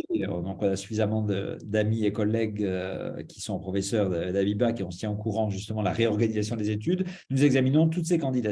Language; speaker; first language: French; native; French